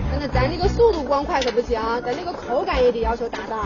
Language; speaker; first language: Chinese; native; Chinese